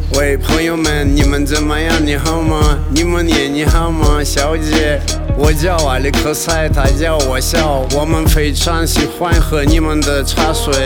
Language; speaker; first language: Chinese; non-native, learner; Russian